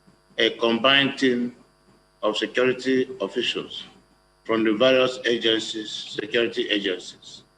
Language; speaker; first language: English; non-native, local second language; Igbo